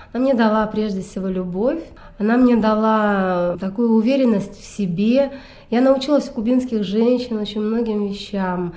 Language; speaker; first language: Russian; native; Russian